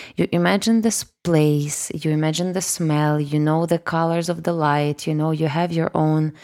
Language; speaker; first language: English; non-native, fluent; Russian